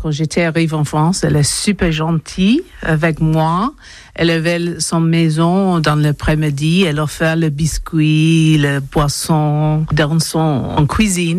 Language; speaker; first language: French; non-native, learner; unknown